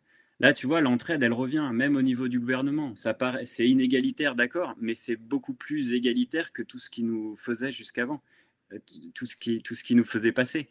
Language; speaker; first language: French; native; French